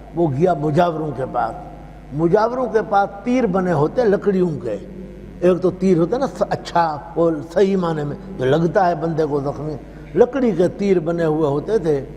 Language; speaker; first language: Urdu; non-native, local second language; Saraiki